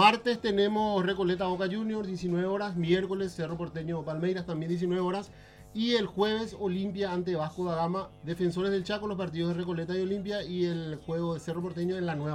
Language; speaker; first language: Spanish; native; Spanish